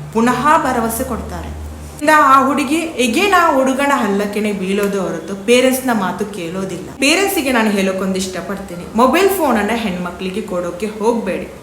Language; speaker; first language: Kannada; native; Kannada